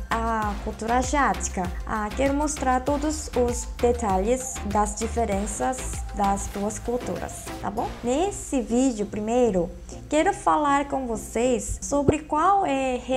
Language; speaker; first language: Portuguese; non-native, fluent; Korean